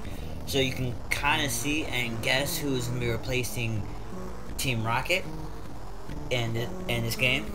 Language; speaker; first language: English; native; English